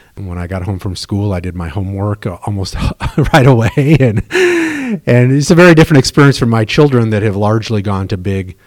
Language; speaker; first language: English; native; English